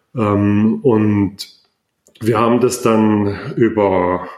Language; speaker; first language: German; native; German